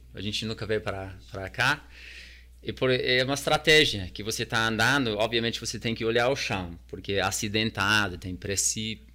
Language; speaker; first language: Portuguese; non-native, fluent; English